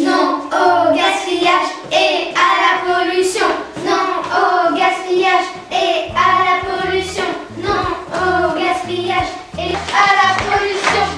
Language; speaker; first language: French; native; French